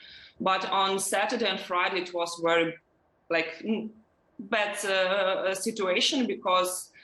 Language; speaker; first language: English; non-native, learner; Ukrainian